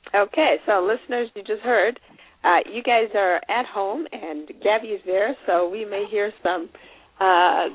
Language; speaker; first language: English; non-native, local second language; Shona